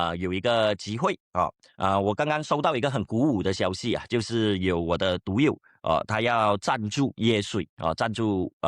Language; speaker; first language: Chinese; native; Chinese